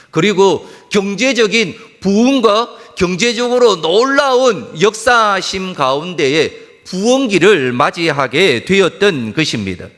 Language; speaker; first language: Korean; native; Korean